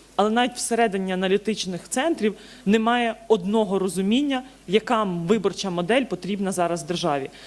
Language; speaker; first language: Ukrainian; native; Ukrainian